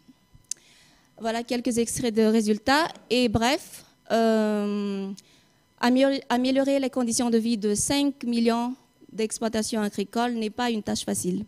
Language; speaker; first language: French; non-native, local second language; Malagasy